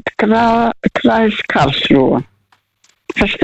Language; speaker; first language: German; non-native, fluent; Russian